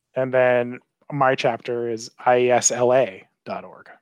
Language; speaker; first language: English; native; English